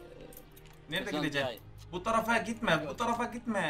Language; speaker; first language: Turkish; non-native, learner; Arabic